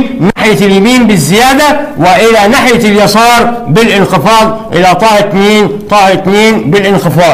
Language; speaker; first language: Arabic; native; Arabic